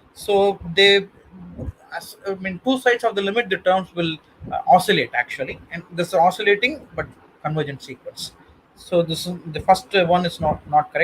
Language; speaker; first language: English; non-native, local second language; Tamil